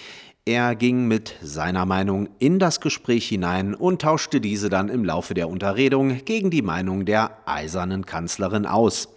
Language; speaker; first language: German; native; German